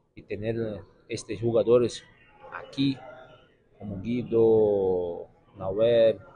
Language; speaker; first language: Spanish; non-native, learner; Portuguese